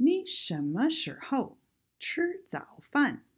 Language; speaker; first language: Chinese; non-native, fluent; English